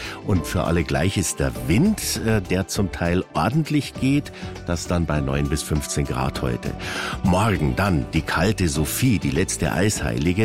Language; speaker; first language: German; native; German